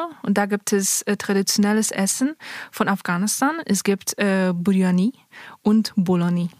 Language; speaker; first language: German; non-native, fluent; Persian